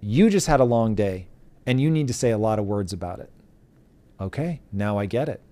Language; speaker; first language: English; native; English